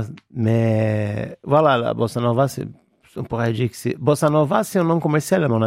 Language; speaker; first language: French; non-native, fluent; Portuguese